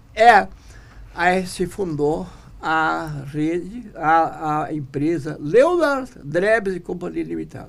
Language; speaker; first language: Portuguese; non-native, local second language; German